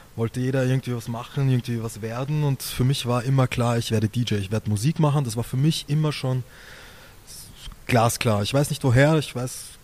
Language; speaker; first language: German; native; German